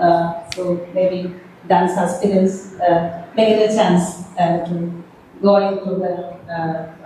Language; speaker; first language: English; non-native, local second language; Malayalam